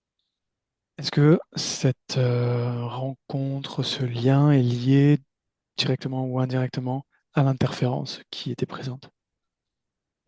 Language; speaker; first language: French; native; French